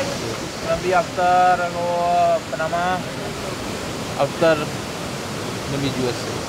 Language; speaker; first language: English; non-native, learner; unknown